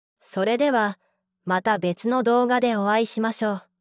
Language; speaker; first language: Japanese; native; Japanese